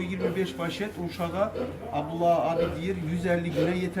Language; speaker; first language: Turkish; early bilingual, heritage; Turkish